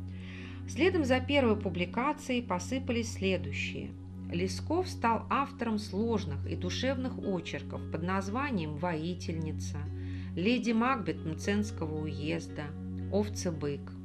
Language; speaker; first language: Russian; native; Russian